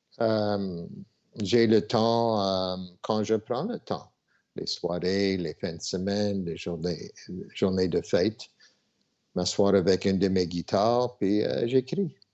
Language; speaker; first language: French; non-native, local second language; English